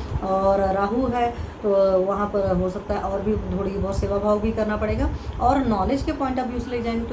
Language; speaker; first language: Hindi; native; Hindi